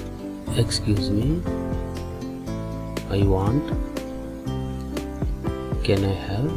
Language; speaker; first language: English; non-native, local second language; Telugu